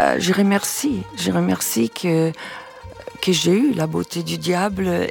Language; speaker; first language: French; non-native, fluent; Italian